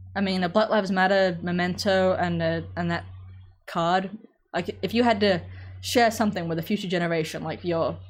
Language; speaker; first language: English; native; English